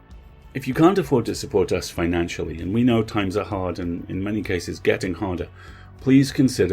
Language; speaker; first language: English; native; English